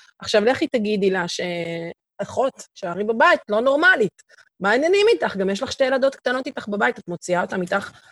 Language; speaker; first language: Hebrew; native; Hebrew